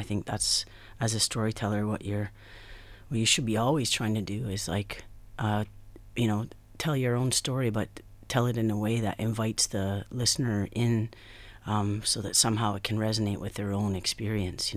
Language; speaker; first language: English; native; English